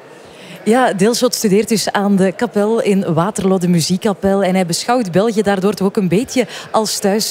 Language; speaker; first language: Dutch; native; Dutch